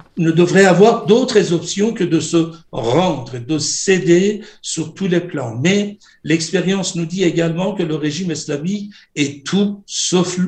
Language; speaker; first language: French; non-native, fluent; Persian